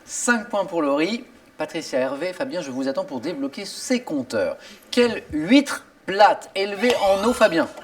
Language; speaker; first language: French; native; French